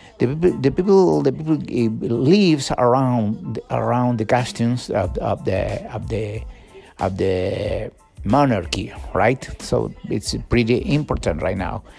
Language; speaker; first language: English; non-native, learner; Spanish